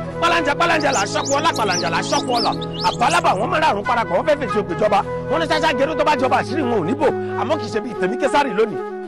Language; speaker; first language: Yoruba; native; Yoruba